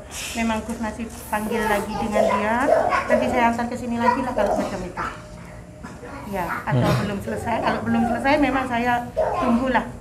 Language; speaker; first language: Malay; non-native, local second language; Javanese